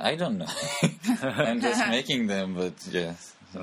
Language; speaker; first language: English; non-native, fluent; French